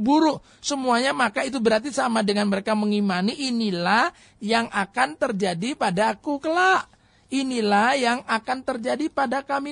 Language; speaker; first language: Indonesian; native; Indonesian